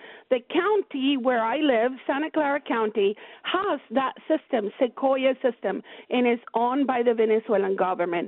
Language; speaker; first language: English; non-native, fluent; Spanish